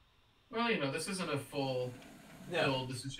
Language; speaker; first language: English; native; English